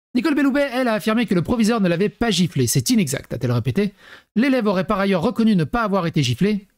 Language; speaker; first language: French; native; French